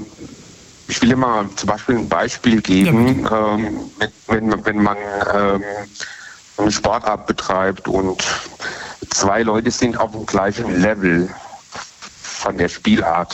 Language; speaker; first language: German; native; German